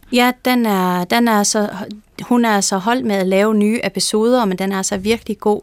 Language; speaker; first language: Danish; non-native, fluent; English